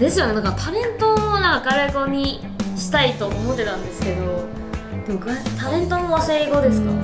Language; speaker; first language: Japanese; non-native, fluent; Chinese